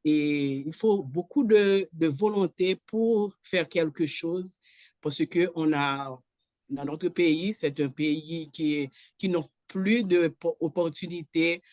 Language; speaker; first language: French; non-native, local second language; Haitian Creole